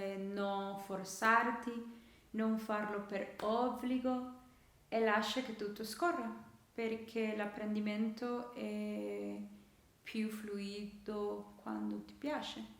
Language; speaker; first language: Italian; non-native, learner; Spanish